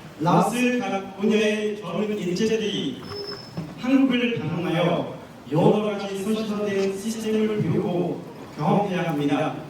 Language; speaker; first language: Korean; non-native, fluent; Lao